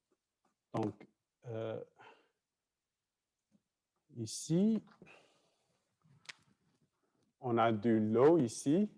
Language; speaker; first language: French; non-native, fluent; English